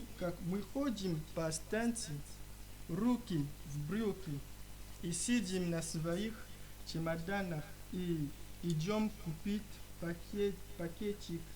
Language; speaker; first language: Russian; non-native, learner; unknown